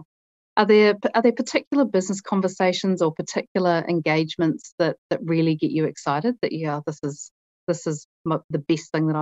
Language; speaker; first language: English; native; English